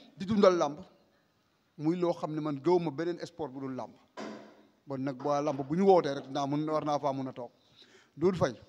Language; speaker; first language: Wolof; non-native, local second language; Serer